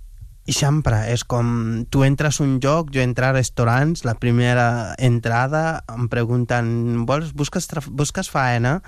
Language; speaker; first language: Catalan; non-native, fluent; Wolof